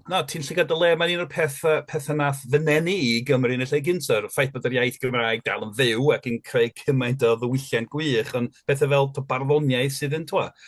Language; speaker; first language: Welsh; native; Welsh